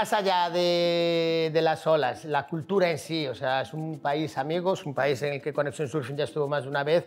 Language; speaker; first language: Spanish; native; Spanish